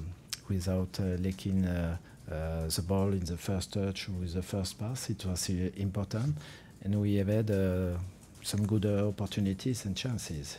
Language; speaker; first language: English; non-native, fluent; French